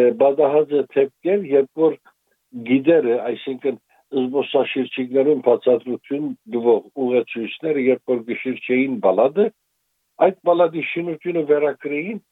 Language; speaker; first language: Armenian; native; Armenian